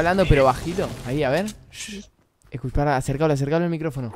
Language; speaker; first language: Spanish; native; Spanish